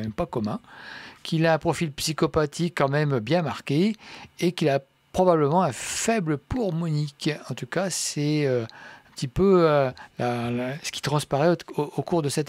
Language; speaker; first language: French; native; French